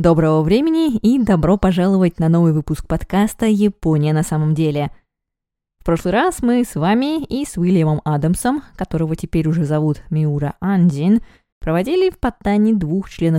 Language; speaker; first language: Russian; native; Russian